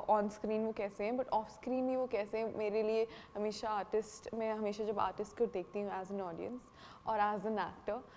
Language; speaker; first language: Hindi; non-native, local second language; Punjabi